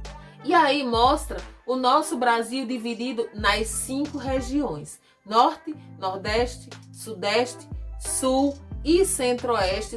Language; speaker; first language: Portuguese; native; Portuguese